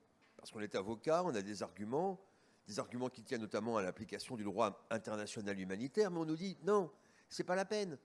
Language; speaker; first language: French; native; French